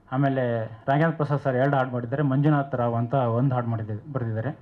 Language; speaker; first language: Kannada; native; Kannada